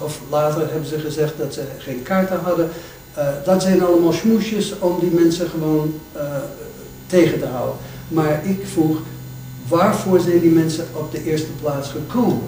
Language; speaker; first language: Dutch; non-native, fluent; English